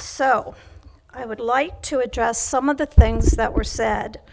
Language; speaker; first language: English; native; English